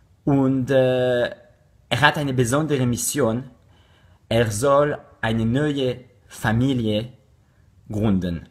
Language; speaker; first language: German; non-native, learner; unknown